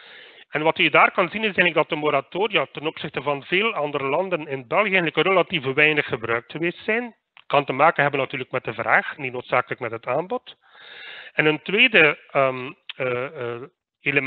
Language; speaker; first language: Dutch; native; Dutch